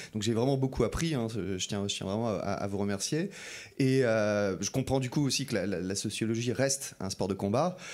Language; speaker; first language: French; native; French